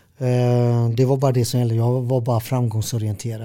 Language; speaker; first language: Swedish; early bilingual, other home language; Serbian